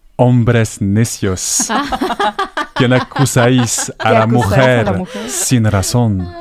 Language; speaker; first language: Spanish; non-native, fluent; French